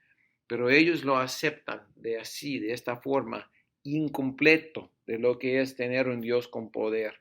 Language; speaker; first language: Spanish; non-native, fluent; English